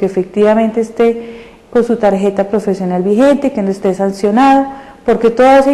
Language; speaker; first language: Spanish; native; Spanish